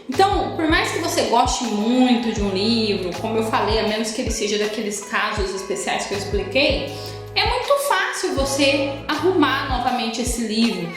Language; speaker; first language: Portuguese; native; Portuguese